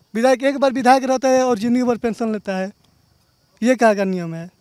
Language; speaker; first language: Hindi; native; Hindi